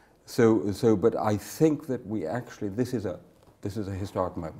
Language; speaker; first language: English; native; English